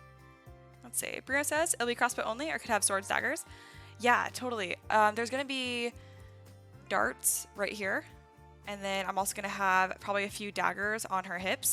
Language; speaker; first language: English; native; English